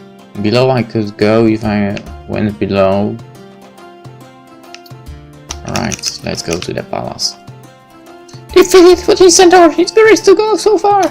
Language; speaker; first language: English; non-native, fluent; Polish